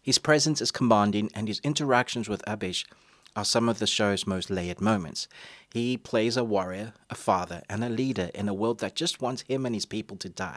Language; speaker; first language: English; native; English